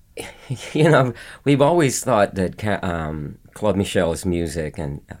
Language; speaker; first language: English; non-native, local second language; Filipino